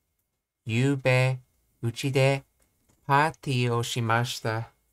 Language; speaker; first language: Japanese; non-native, learner; English